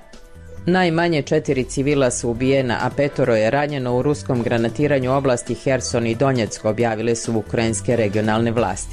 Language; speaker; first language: Croatian; native; Croatian